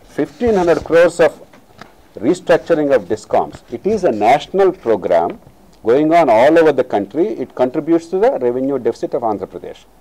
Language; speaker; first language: English; non-native, local second language; Telugu